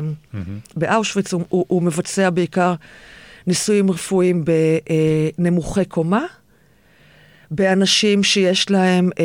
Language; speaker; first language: Hebrew; native; Hebrew